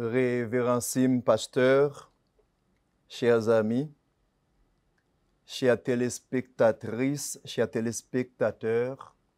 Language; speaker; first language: French; non-native, local second language; Haitian Creole